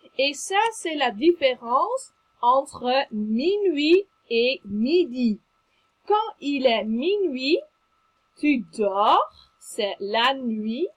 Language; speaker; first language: French; non-native, fluent; Dutch